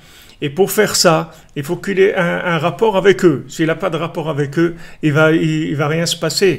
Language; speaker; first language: French; native; French